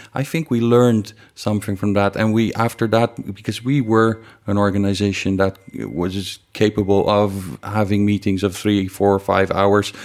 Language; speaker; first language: English; non-native, fluent; Dutch